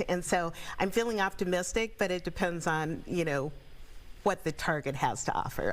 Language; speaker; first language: English; native; English